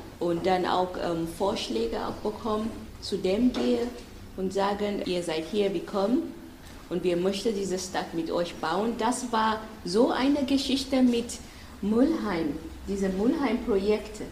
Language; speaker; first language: German; non-native, fluent; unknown